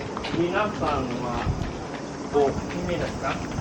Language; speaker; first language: Japanese; non-native, learner; English